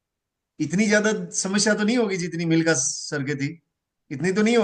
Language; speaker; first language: Hindi; native; Hindi